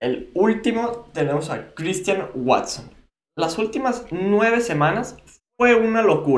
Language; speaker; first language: Spanish; native; Spanish